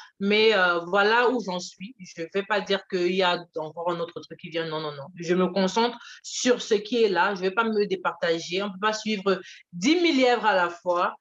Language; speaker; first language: French; early bilingual, other home language; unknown